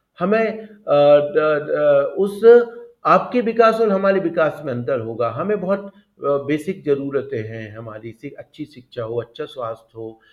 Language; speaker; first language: Hindi; native; Hindi